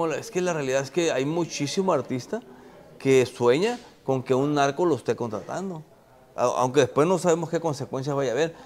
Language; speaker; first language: Spanish; native; Spanish